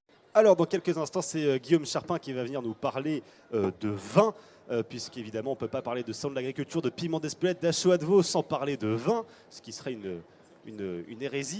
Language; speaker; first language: French; native; French